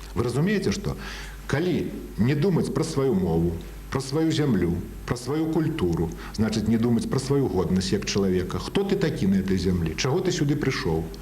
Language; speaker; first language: Belarusian; native; Belarusian